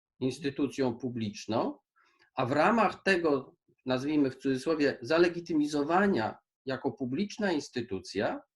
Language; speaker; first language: Polish; native; Polish